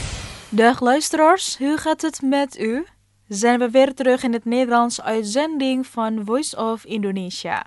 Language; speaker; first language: Dutch; non-native, fluent; Indonesian